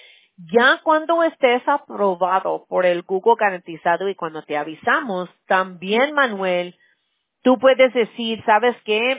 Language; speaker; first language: Spanish; early bilingual, heritage; Spanish